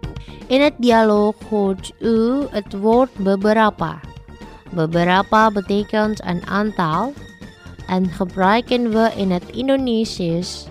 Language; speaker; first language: Dutch; non-native, fluent; Indonesian